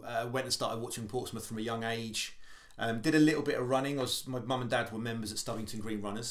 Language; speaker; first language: English; native; English